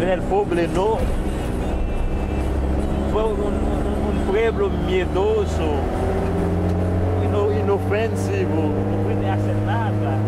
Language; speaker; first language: Spanish; non-native, fluent; Haitian Creole